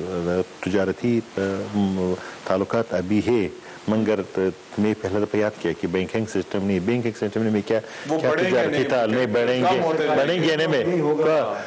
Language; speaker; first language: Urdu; non-native, learner; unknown